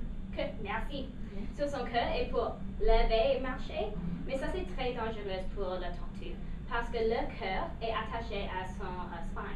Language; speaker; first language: French; non-native, learner; English